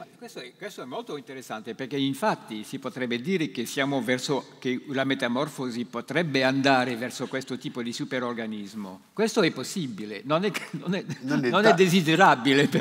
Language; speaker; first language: Italian; non-native, fluent; French